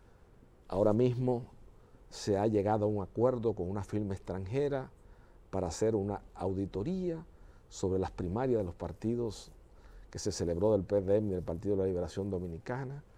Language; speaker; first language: Spanish; native; Spanish